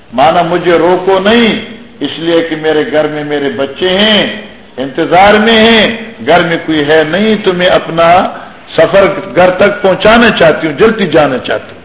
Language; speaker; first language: Urdu; non-native, local second language; Northern Hindko